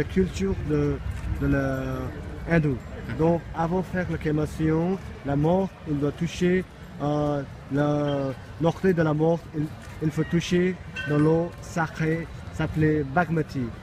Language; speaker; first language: French; non-native, learner; Nepali